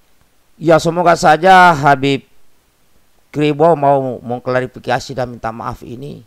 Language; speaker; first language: Indonesian; native; Indonesian